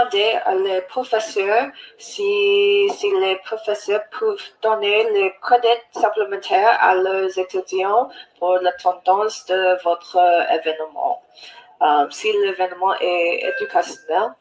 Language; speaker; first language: French; non-native, learner; English